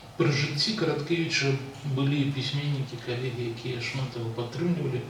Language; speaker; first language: Belarusian; native; Belarusian